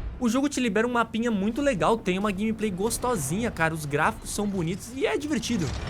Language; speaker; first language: Portuguese; native; Portuguese